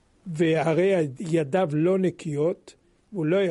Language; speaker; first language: Hebrew; non-native, fluent; French